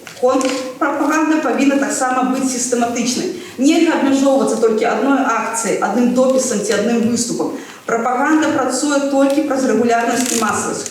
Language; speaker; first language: Belarusian; non-native, local second language; Russian